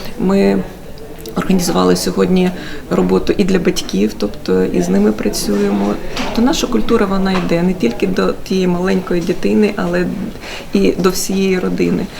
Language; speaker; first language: Ukrainian; native; Ukrainian